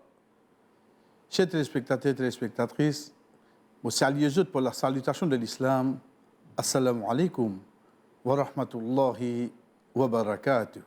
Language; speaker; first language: French; non-native, local second language; Morisyen